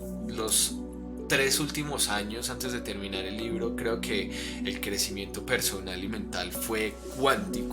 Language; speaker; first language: Spanish; native; Spanish